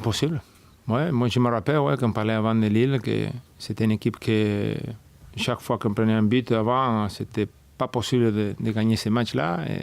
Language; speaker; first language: French; non-native, fluent; Spanish